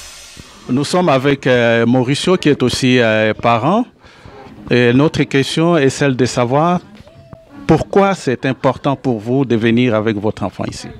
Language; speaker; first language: French; native; French